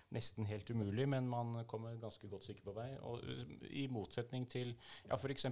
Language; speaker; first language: Norwegian; native; Norwegian